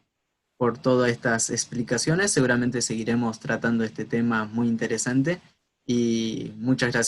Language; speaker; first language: Spanish; native; Spanish